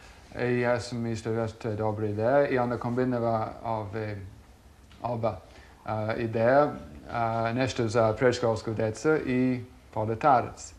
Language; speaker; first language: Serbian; non-native, fluent; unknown